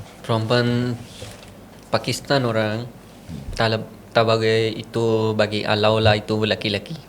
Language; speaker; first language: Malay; non-native, learner; Punjabi